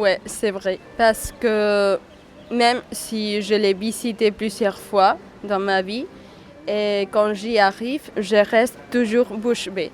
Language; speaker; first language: French; non-native, fluent; Spanish